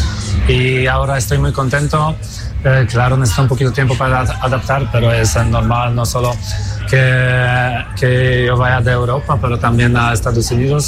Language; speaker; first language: Spanish; non-native, fluent; Polish